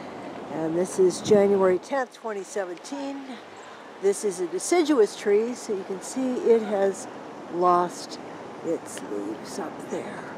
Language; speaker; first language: English; native; English